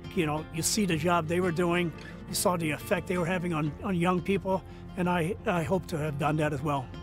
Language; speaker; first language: English; early bilingual, other home language; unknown